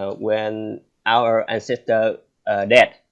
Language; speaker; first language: English; non-native, learner; Vietnamese